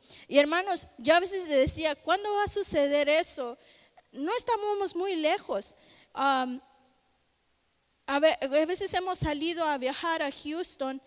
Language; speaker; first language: Spanish; native; Spanish